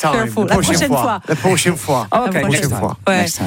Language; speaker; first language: French; non-native, learner; English